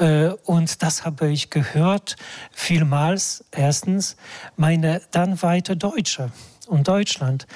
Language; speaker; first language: German; non-native, fluent; Polish